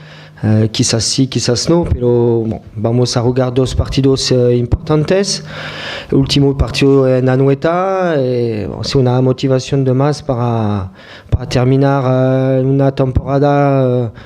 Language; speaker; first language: Spanish; non-native, fluent; French